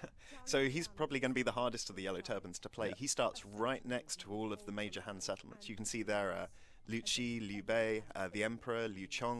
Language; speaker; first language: English; native; English